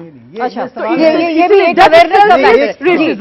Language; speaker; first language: Hindi; native; Hindi